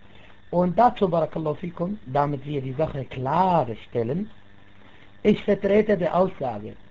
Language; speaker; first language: German; non-native, fluent; Arabic